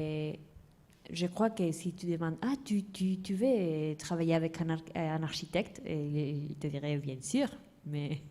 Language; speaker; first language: French; non-native, fluent; Spanish